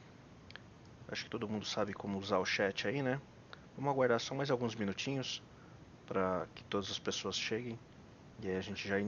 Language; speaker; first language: Portuguese; native; Portuguese